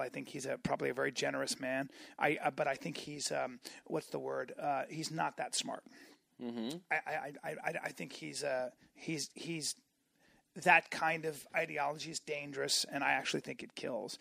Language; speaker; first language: English; native; English